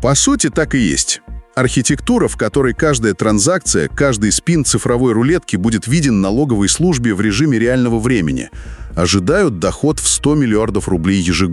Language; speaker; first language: Russian; native; Russian